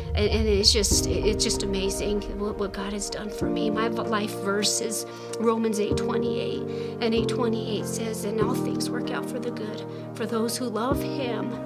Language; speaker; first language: English; native; English